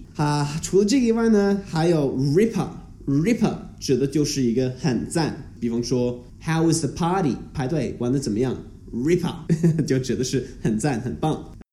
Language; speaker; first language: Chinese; non-native, fluent; English